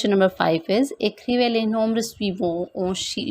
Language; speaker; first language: French; non-native, fluent; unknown